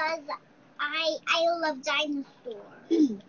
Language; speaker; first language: English; non-native, learner; Chinese